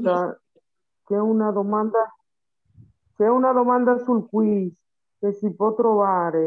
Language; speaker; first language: Italian; non-native, fluent; Spanish